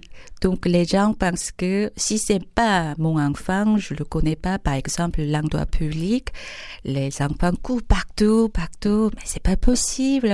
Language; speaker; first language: French; non-native, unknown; Korean